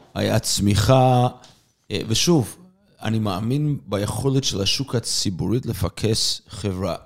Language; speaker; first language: Hebrew; non-native, fluent; English